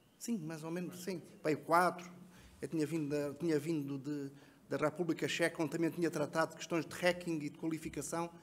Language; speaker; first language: Portuguese; native; Portuguese